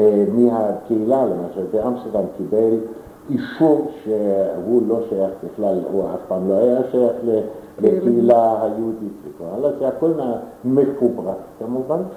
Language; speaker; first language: Hebrew; non-native, fluent; German